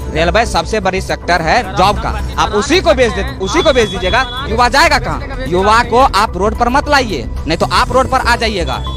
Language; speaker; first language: Hindi; native; Hindi